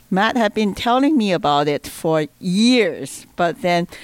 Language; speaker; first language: English; non-native, fluent; Chinese